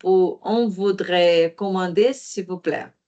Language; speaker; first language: French; non-native, fluent; Portuguese